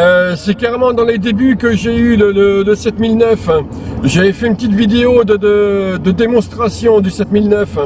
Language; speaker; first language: French; native; French